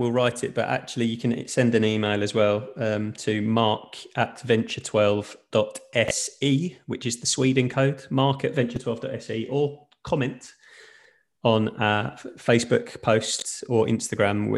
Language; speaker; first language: English; native; English